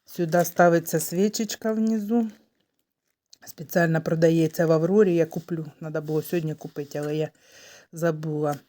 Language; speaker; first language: Ukrainian; native; Ukrainian